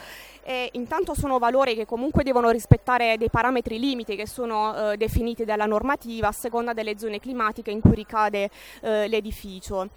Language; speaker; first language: Italian; native; Italian